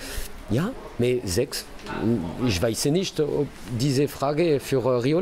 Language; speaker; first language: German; non-native, learner; French